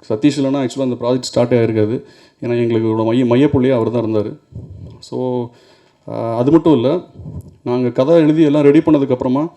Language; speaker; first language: Tamil; native; Tamil